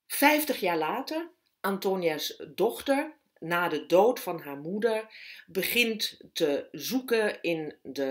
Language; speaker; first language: Dutch; non-native, fluent; German